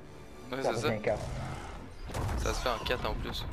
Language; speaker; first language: French; native; French